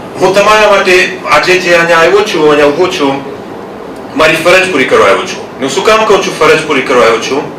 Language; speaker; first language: Gujarati; early bilingual, heritage; Gujarati